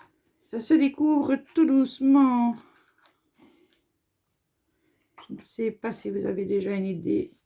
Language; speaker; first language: French; native; French